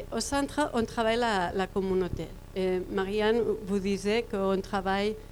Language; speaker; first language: French; non-native, fluent; Spanish